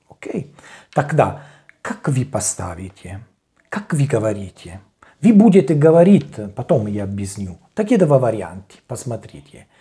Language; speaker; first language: Russian; non-native, learner; Italian